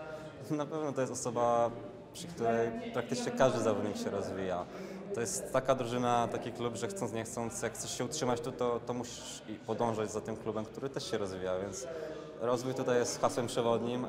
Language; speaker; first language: Polish; native; Polish